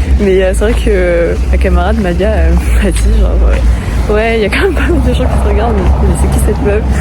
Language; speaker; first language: French; early bilingual, other home language; Vietnamese